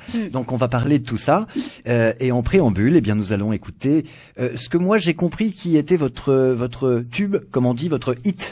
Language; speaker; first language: French; native; French